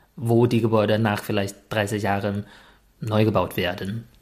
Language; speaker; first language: German; non-native, fluent; Chinese